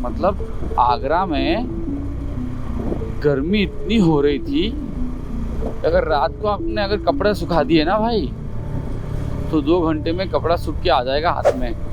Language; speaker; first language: Hindi; native; Hindi